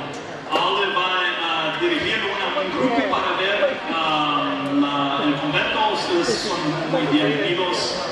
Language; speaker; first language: Spanish; non-native, learner; English